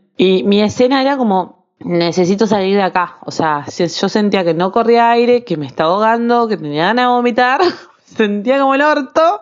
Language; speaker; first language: Spanish; native; Spanish